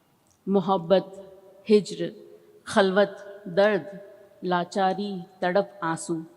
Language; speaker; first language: Hindi; native; Hindi